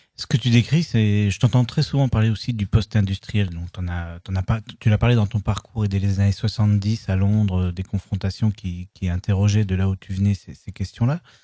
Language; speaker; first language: French; native; French